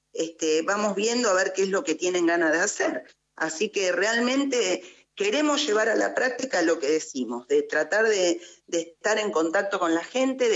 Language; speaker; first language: Spanish; native; Spanish